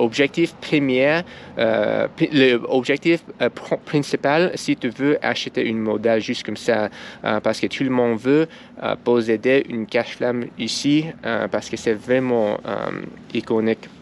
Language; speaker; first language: French; non-native, learner; English